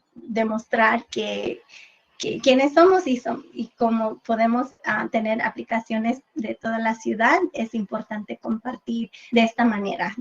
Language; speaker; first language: Spanish; early bilingual, heritage; English